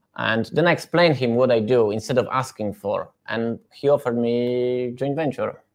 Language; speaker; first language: English; non-native, fluent; Polish